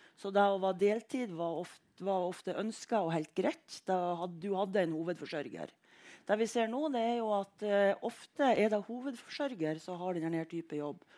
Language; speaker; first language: Norwegian; native; Norwegian